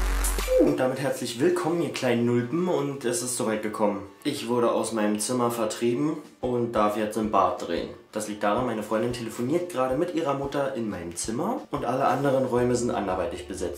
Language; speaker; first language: German; native; German